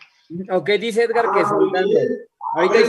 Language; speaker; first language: Spanish; native; Spanish